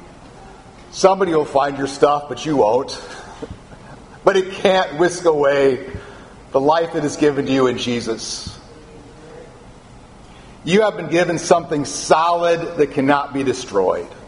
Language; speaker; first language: English; native; English